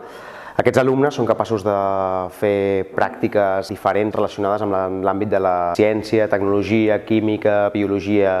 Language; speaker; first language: Catalan; native; Catalan